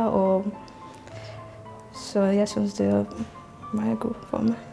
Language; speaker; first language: Danish; non-native, learner; Russian